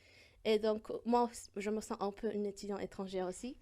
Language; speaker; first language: French; non-native, fluent; Spanish